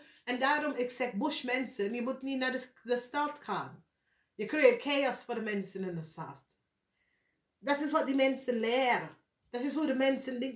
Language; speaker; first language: Dutch; non-native, fluent; English